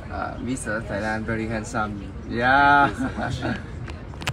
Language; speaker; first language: English; non-native, learner; Vietnamese